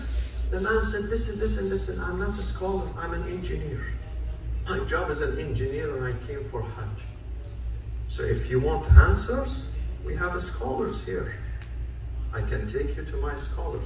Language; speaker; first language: English; non-native, fluent; Arabic